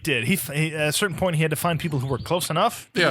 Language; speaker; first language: English; native; English